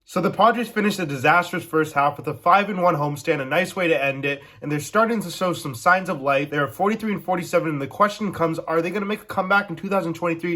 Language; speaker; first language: English; native; English